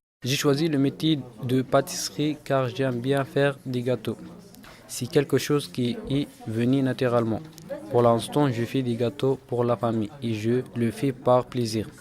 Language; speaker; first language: French; non-native, local second language; Arabic